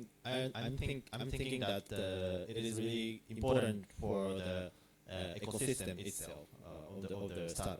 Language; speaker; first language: English; non-native, fluent; Japanese